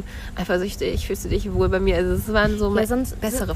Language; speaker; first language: German; native; German